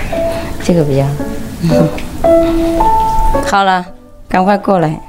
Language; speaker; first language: Chinese; non-native, fluent; Vietnamese